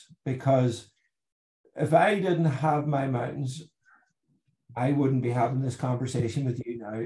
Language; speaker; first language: English; native; English